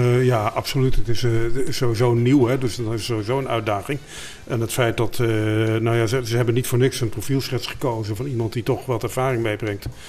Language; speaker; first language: Dutch; native; Dutch